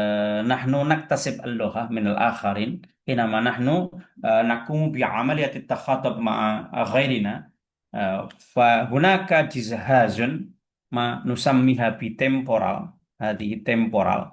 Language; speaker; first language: Arabic; non-native, fluent; Indonesian